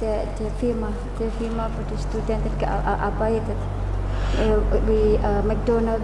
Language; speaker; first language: German; non-native, learner; Indonesian